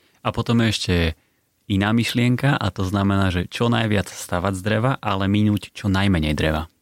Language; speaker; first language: Slovak; native; Slovak